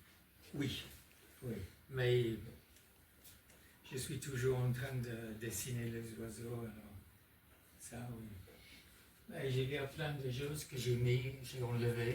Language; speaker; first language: French; non-native, fluent; English